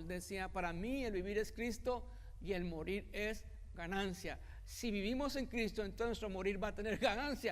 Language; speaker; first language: Spanish; native; Spanish